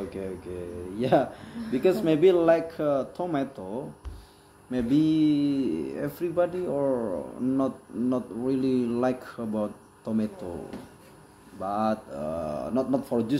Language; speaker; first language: English; non-native, learner; Indonesian